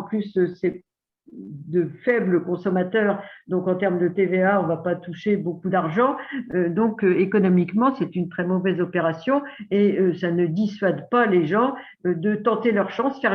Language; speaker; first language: French; native; French